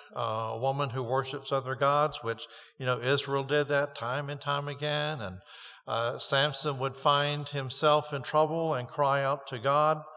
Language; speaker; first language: English; native; English